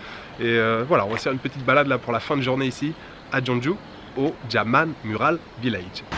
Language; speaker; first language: French; native; French